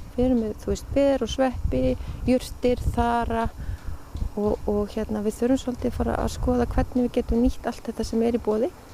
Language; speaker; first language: Icelandic; native; Icelandic